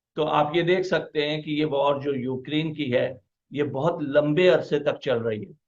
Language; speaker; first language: Urdu; native; Urdu